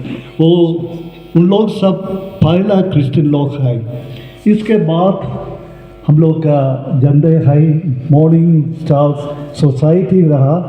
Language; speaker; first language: Hindi; non-native, local second language; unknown